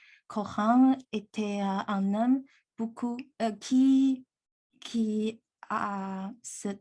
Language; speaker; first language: French; non-native, learner; Chinese